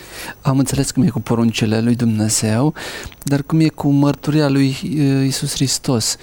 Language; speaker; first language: Romanian; native; Romanian